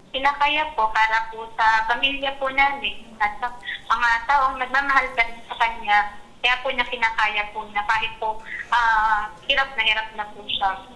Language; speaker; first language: Filipino; native; Filipino